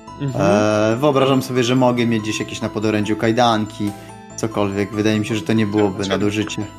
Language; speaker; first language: Polish; native; Polish